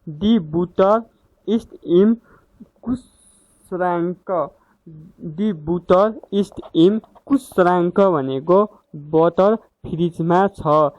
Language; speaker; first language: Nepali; native; Nepali